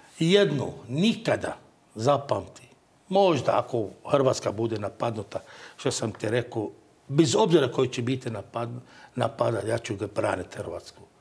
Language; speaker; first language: Croatian; non-native, fluent; Arabic